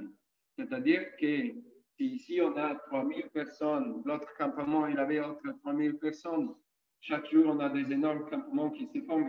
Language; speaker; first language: French; non-native, fluent; Italian